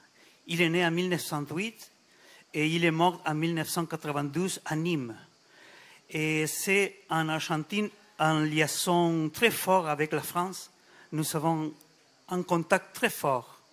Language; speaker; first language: French; non-native, fluent; Spanish